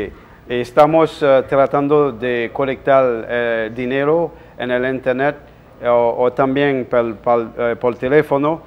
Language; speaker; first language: Spanish; non-native, fluent; Haitian Creole